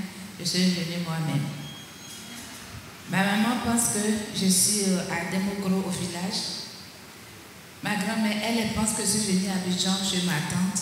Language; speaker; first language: French; non-native, local second language; Baoulé